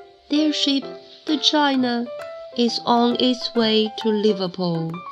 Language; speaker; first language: English; non-native, fluent; Chinese